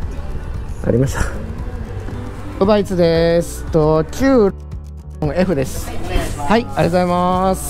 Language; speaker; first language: Japanese; native; Japanese